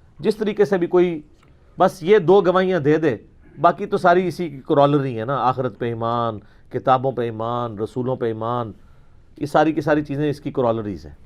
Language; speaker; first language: Urdu; non-native, local second language; Punjabi